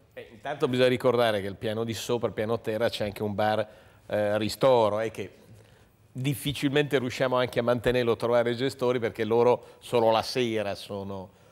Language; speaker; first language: Italian; native; Italian